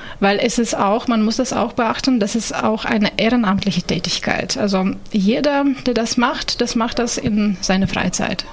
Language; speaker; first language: German; non-native, fluent; Ukrainian